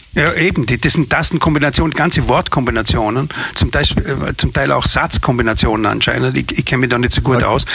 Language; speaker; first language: German; native; German